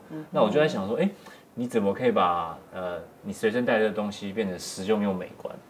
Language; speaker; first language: Chinese; native; Chinese